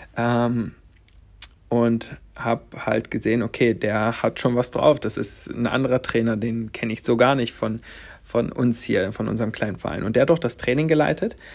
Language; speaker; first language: German; native; German